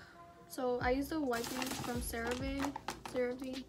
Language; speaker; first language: English; native; English